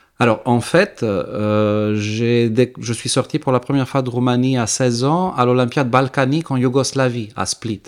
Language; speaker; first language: French; early bilingual, heritage; French